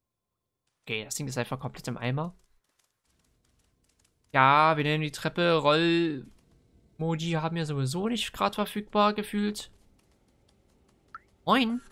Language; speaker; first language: German; native; German